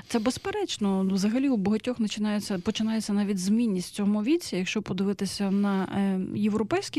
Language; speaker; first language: Ukrainian; native; Ukrainian